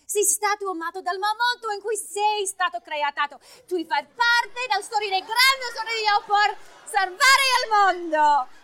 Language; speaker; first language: Italian; non-native, learner; English